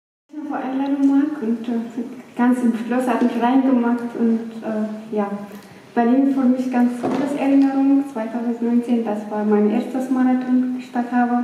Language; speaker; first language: German; non-native, learner; Amharic